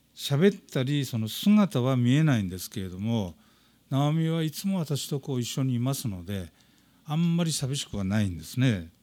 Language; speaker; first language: Japanese; native; Japanese